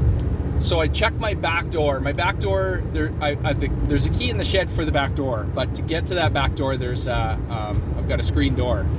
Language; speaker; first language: English; native; English